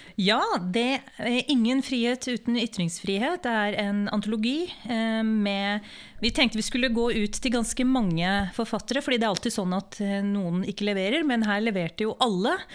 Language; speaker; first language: Norwegian; early bilingual, other home language; Urdu